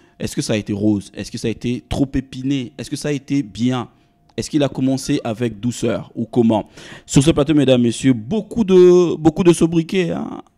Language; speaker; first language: French; non-native, local second language; Lingala